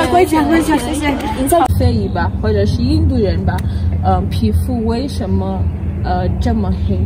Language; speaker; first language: Chinese; non-native, fluent; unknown